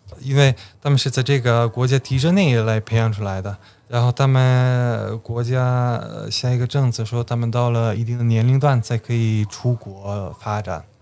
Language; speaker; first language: Chinese; non-native, fluent; Slovenian